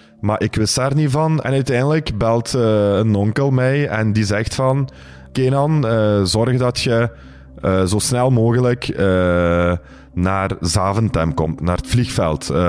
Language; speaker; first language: Dutch; early bilingual, other home language; Turkish